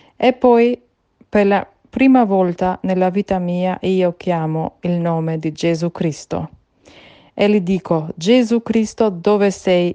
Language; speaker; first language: Italian; non-native, learner; Albanian